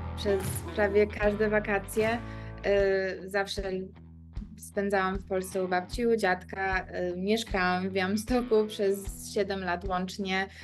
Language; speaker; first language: Polish; early bilingual, heritage; Polish